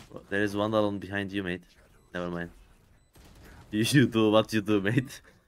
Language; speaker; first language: English; non-native, fluent; Turkish